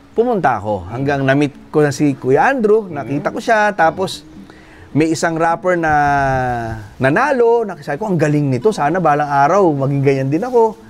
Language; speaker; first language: Filipino; native; Filipino